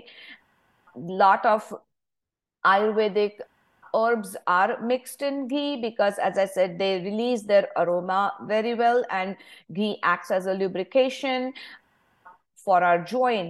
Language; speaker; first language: English; non-native, local second language; Marathi